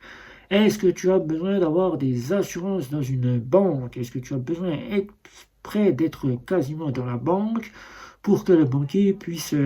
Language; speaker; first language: French; native; French